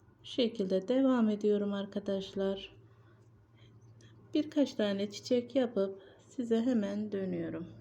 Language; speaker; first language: Turkish; native; Turkish